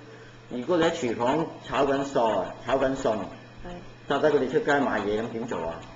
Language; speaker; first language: Cantonese; native; Cantonese